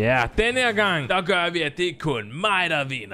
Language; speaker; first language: Danish; native; Danish